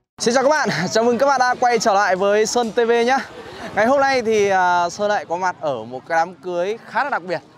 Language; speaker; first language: Vietnamese; native; Vietnamese